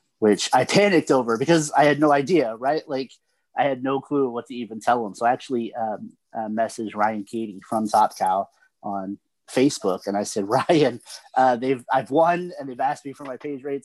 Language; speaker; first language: English; native; English